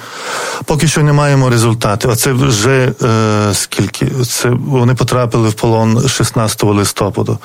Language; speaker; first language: Ukrainian; non-native, fluent; Lithuanian